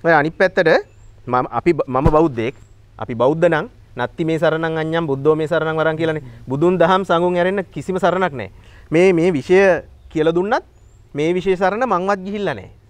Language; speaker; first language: Sinhala; native; Sinhala